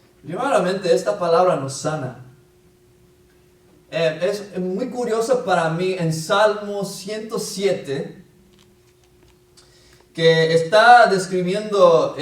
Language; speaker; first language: Spanish; non-native, fluent; English